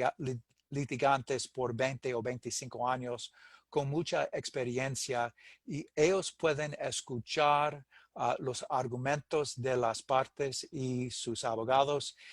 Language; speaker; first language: Spanish; non-native, fluent; English